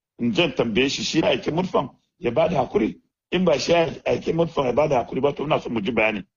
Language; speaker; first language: Hausa; non-native, local second language; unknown